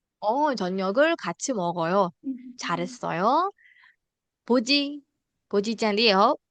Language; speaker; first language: Korean; non-native, fluent; Burmese